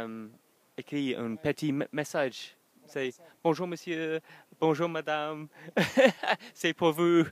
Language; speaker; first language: French; non-native, learner; English